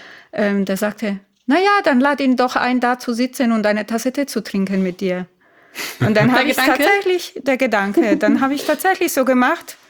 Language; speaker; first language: German; non-native, fluent; Italian